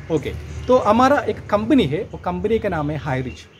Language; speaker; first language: Hindi; non-native, local second language; Malayalam